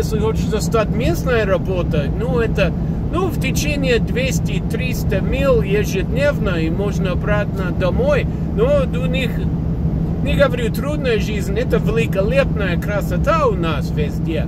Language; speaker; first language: Russian; non-native, fluent; English